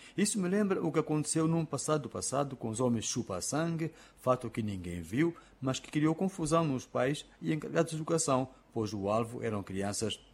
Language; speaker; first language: Portuguese; non-native, local second language; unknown